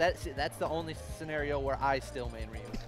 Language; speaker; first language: English; native; English